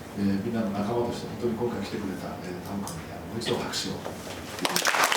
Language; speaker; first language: Japanese; native; Japanese